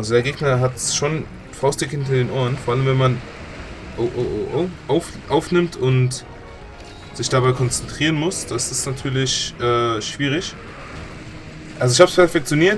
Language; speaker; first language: German; native; German